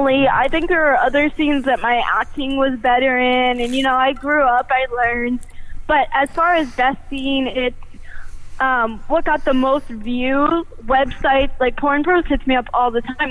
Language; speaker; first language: English; native; English